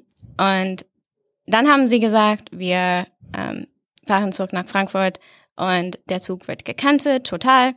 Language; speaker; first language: German; non-native, fluent; English